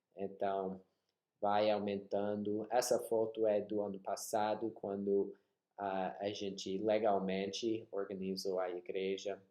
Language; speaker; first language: Portuguese; non-native, fluent; English